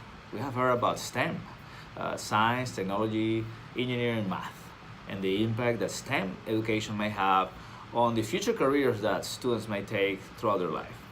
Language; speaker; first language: English; non-native, fluent; Spanish